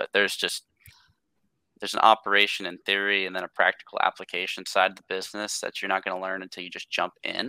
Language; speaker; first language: English; native; English